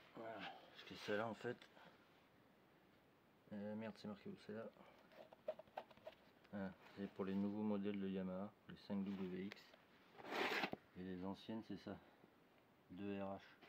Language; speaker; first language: French; native; French